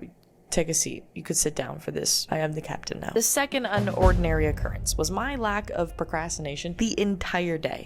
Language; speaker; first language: English; native; English